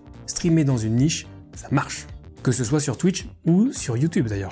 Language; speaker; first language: French; native; French